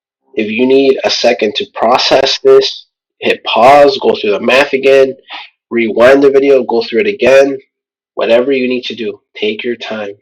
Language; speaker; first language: English; native; English